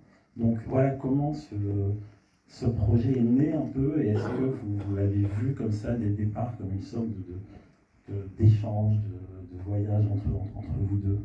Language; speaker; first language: French; native; French